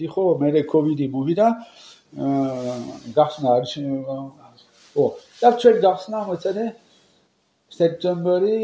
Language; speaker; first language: Georgian; non-native, learner; French